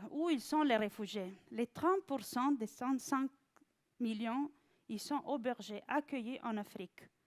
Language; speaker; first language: French; non-native, fluent; Italian